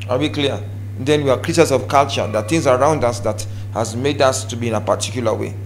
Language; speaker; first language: English; non-native, local second language; Swahili